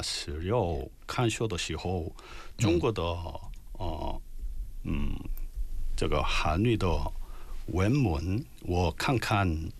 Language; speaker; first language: Chinese; non-native, learner; Korean